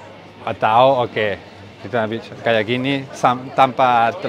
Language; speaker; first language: Indonesian; non-native, learner; Spanish